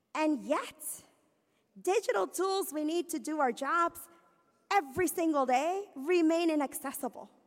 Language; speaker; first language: English; early bilingual, other home language; Spanish